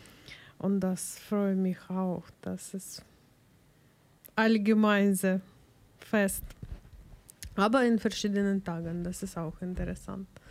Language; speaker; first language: German; non-native, learner; Ukrainian